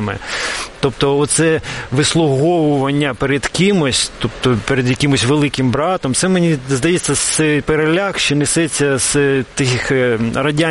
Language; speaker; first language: Ukrainian; non-native, local second language; Russian